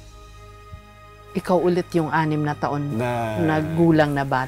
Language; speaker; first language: Filipino; native; Filipino